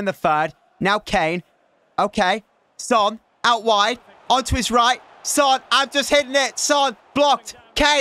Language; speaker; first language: English; native; English